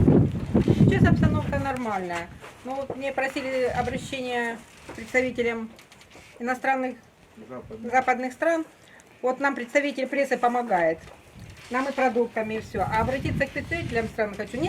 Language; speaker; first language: Russian; native; Russian